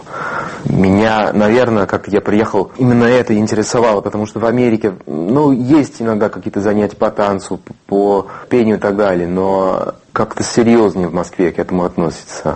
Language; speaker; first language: Russian; non-native, fluent; English